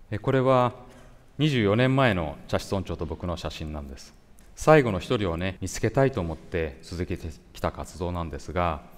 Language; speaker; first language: Japanese; native; Japanese